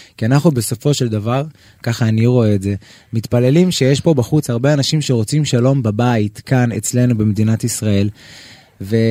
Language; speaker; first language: Hebrew; native; Hebrew